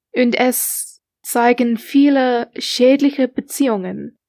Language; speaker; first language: German; non-native, learner; English